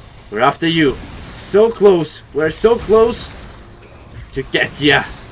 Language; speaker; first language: English; non-native, fluent; German